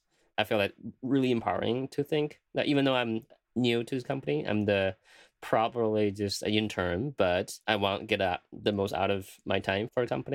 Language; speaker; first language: English; non-native, fluent; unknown